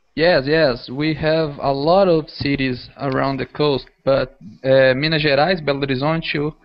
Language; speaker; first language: English; non-native, fluent; Portuguese